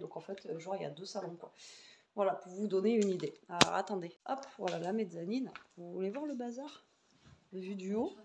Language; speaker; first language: French; native; French